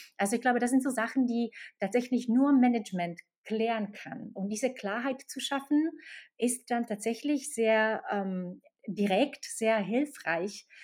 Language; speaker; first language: German; non-native, fluent; Slovak